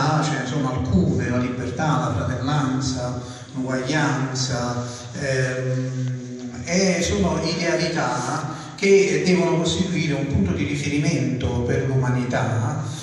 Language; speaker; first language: Italian; native; Italian